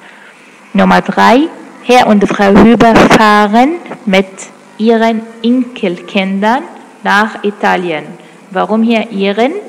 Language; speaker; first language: German; non-native, fluent; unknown